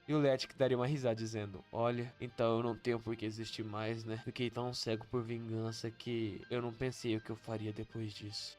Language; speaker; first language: Portuguese; native; Portuguese